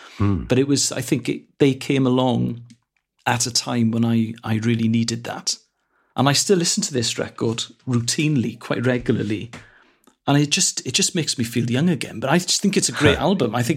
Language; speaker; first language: English; non-native, local second language; Welsh